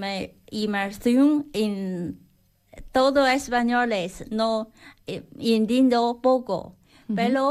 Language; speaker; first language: Spanish; non-native, learner; Chinese